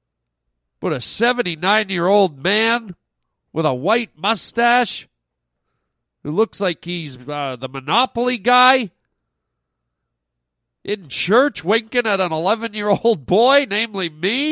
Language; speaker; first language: English; native; English